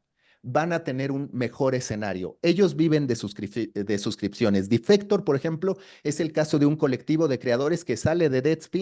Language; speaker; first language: Spanish; native; Spanish